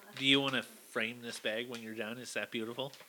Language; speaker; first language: English; native; English